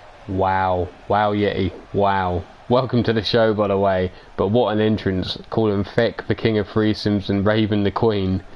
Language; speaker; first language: English; native; English